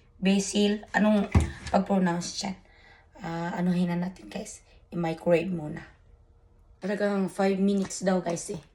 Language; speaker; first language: Filipino; native; Filipino